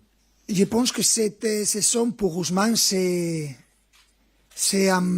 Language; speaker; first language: French; non-native, fluent; Spanish